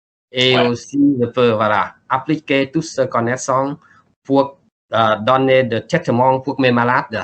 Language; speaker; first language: French; non-native, learner; Vietnamese